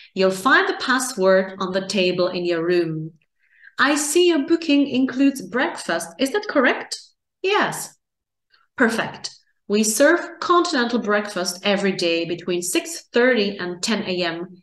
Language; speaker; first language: English; non-native, fluent; Czech